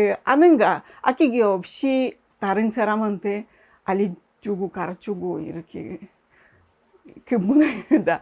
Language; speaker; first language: Korean; non-native, learner; Russian